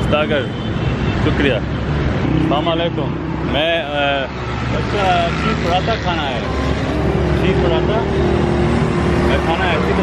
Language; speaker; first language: Hindi; early bilingual, heritage; English